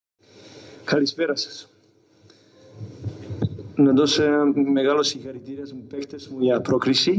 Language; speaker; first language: Greek; non-native, fluent; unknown